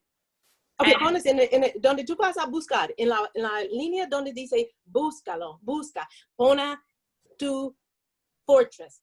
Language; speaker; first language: Spanish; non-native, learner; English